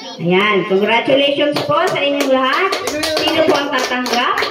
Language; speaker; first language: Filipino; native; Filipino